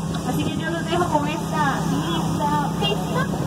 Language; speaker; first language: Spanish; native; Spanish